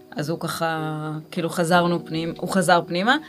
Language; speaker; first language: Hebrew; native; Hebrew